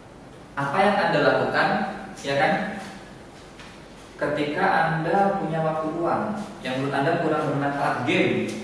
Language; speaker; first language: Indonesian; native; Indonesian